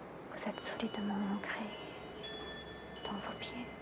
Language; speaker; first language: French; native; French